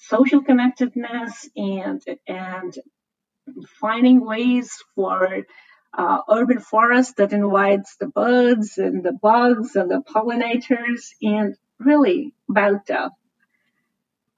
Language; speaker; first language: English; non-native, local second language; Hindi